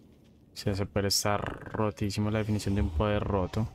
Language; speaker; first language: Spanish; native; Spanish